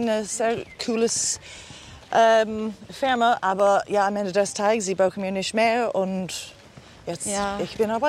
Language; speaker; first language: German; non-native, learner; English